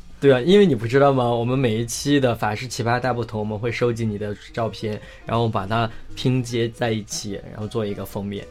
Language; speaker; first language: Chinese; native; Chinese